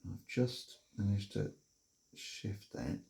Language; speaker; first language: English; native; English